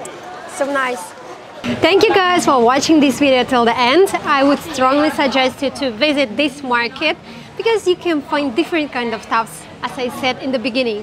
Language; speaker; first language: English; non-native, learner; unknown